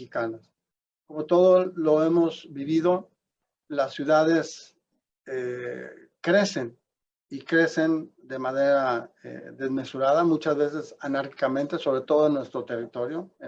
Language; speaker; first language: Spanish; native; Spanish